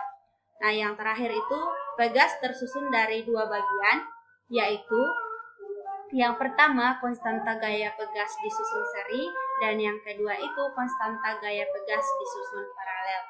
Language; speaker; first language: Indonesian; native; Indonesian